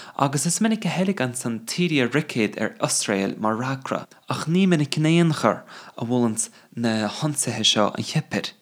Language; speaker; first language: Irish; non-native, fluent; English